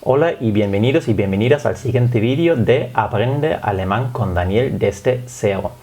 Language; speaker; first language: Spanish; non-native, fluent; German